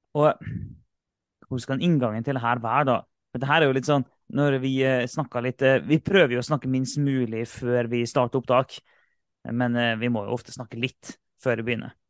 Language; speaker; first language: Norwegian; native; Norwegian